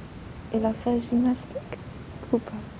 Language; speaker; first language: French; non-native, learner; Polish